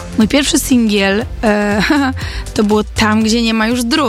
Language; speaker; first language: Polish; early bilingual, heritage; Polish